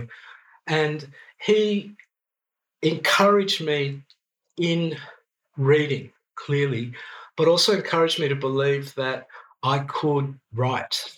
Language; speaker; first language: English; non-native, local second language; Greek